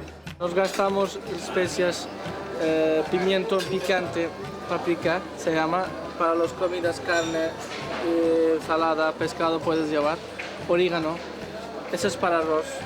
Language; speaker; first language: Spanish; non-native, learner; Turkish